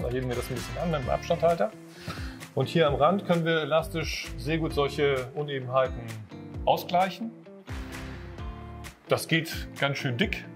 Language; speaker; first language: German; native; German